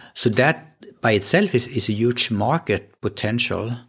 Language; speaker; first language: English; non-native, fluent; Swedish